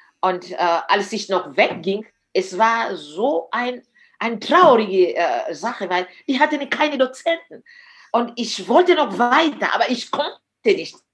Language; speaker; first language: German; non-native, fluent; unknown